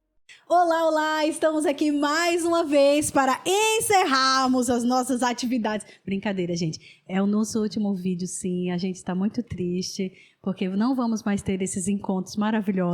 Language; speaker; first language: Portuguese; native; Portuguese